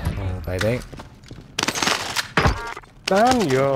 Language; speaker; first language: English; native; English